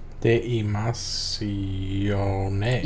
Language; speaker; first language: Japanese; non-native, learner; English